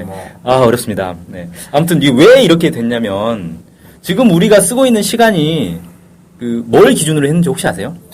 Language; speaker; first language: Korean; native; Korean